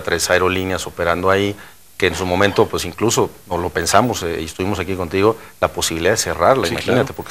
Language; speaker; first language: Spanish; native; Spanish